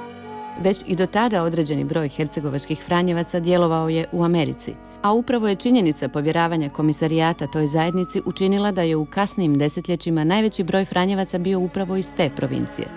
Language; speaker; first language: Croatian; native; Croatian